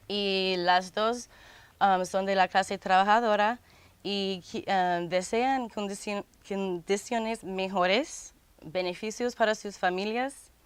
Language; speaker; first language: Spanish; non-native, fluent; English